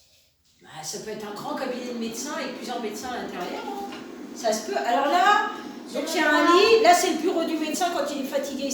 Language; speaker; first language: French; native; French